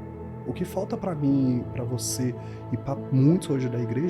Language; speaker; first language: Portuguese; native; Portuguese